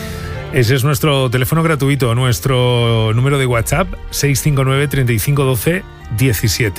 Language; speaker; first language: Spanish; native; Spanish